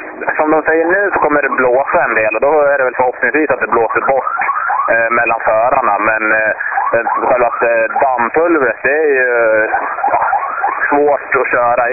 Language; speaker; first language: Swedish; native; Swedish